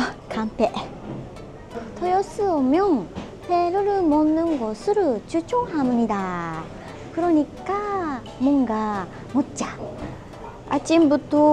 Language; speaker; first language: Korean; non-native, learner; Japanese